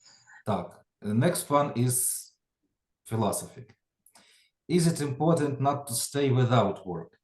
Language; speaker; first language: English; non-native, fluent; Ukrainian